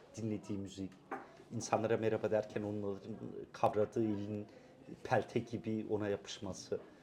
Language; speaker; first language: Turkish; non-native, local second language; Kurdish